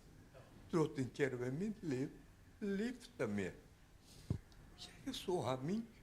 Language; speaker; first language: Icelandic; non-native, learner; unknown